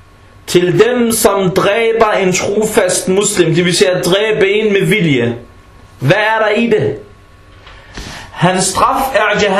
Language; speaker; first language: Danish; non-native, fluent; Arabic